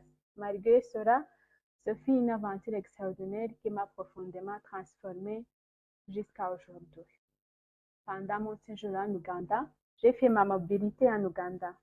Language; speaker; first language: French; non-native, local second language; Kinyarwanda